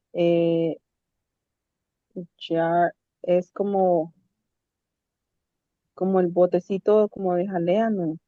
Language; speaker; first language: Spanish; native; Spanish